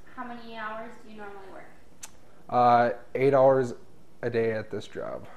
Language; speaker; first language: English; native; English